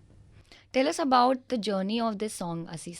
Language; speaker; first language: English; non-native, local second language; Hindi